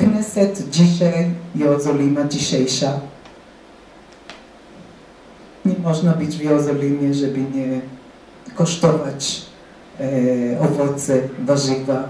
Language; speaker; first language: Polish; non-native, fluent; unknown